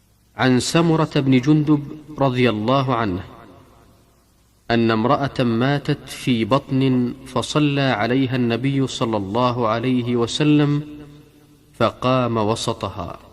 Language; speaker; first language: Arabic; native; Arabic